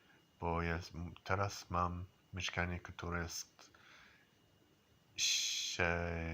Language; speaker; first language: Polish; non-native, learner; English